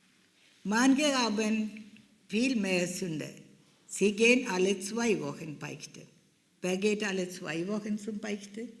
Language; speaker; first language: German; non-native, fluent; Malayalam